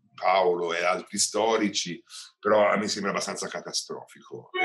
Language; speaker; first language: Italian; native; Italian